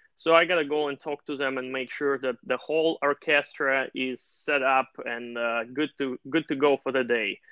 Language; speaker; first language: English; non-native, fluent; Russian